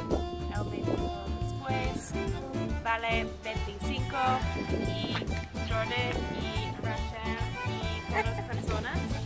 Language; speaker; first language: Spanish; non-native, learner; English